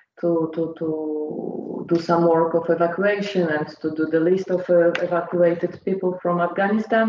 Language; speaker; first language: English; non-native, learner; Polish